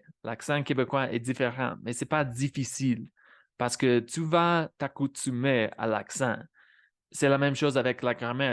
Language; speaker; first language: French; non-native, fluent; English